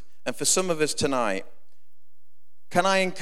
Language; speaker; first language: English; native; English